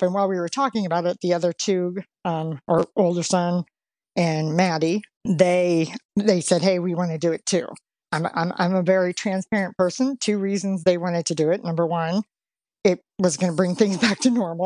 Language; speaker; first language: English; native; English